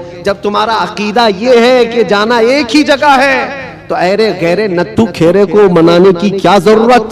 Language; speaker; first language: Urdu; native; Urdu